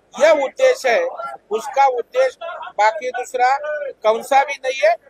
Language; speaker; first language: Hindi; non-native, local second language; Marathi